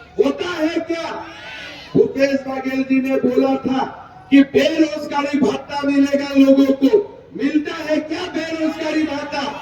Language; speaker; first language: Hindi; non-native, local second language; Assamese